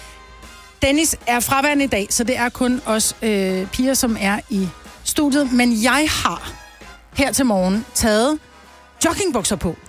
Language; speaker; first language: Danish; native; Danish